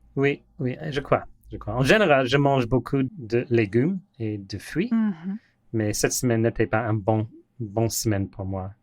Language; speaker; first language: French; non-native, learner; English